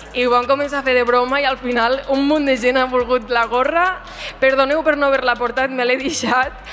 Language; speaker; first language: Catalan; native; Catalan